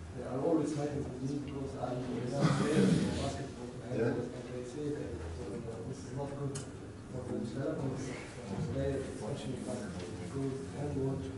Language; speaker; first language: English; non-native, learner; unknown